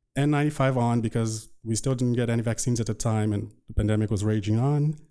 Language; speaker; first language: English; non-native, fluent; Portuguese